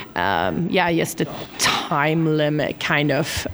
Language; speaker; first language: English; non-native, fluent; Swedish